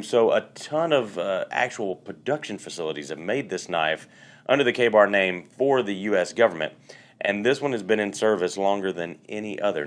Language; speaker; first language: English; native; English